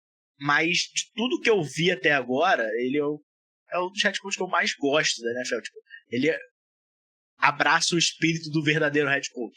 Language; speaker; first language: Portuguese; native; Portuguese